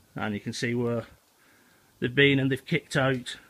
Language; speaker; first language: English; native; English